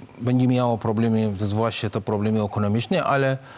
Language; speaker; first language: Polish; non-native, fluent; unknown